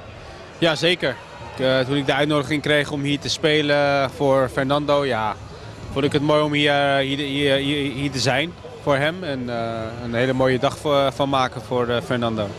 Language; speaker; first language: Dutch; native; Dutch